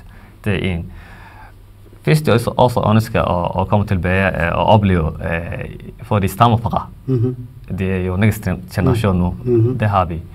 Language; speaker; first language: Danish; non-native, fluent; Somali